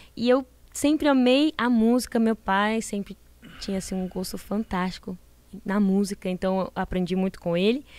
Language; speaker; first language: Portuguese; early bilingual, heritage; Portuguese